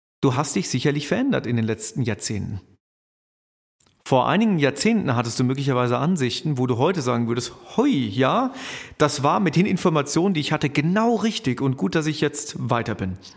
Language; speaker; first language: German; native; German